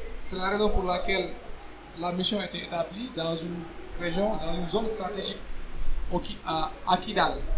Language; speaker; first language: French; non-native, local second language; Wolof